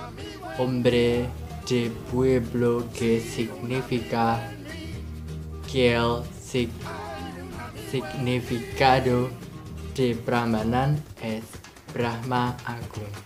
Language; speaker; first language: Spanish; non-native, learner; Indonesian